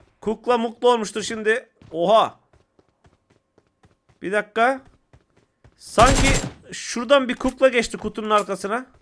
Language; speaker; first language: Turkish; native; Turkish